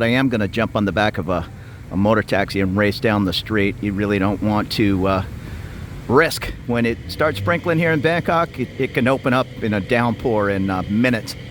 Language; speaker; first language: English; native; English